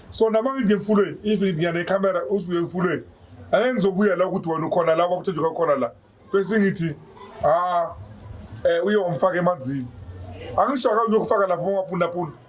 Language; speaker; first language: Zulu; native; Zulu